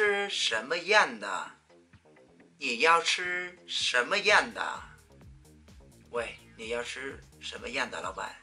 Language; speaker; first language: Chinese; non-native, fluent; Vietnamese